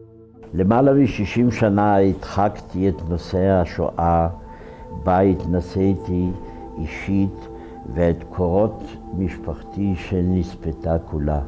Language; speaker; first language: Hebrew; non-native, fluent; Ukrainian